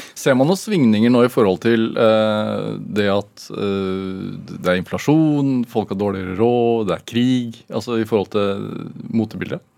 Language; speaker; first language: Norwegian; native; Norwegian